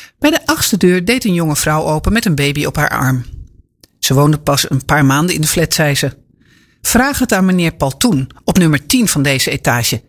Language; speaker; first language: Dutch; native; Dutch